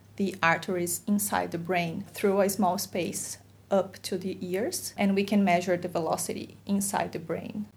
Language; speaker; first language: English; non-native, fluent; Portuguese